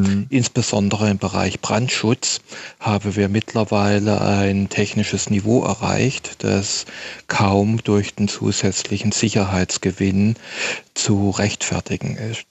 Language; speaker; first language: German; native; German